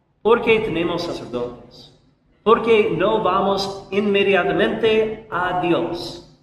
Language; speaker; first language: Spanish; non-native, learner; English